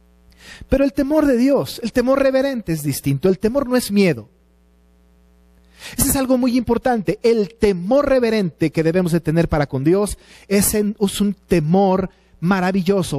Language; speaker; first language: Spanish; native; Spanish